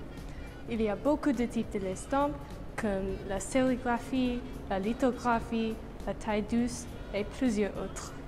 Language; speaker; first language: French; non-native, learner; English